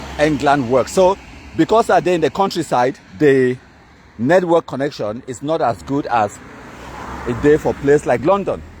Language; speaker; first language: Nigerian Pidgin; native; Nigerian Pidgin